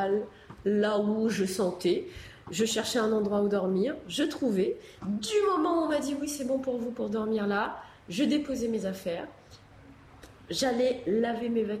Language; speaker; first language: French; native; French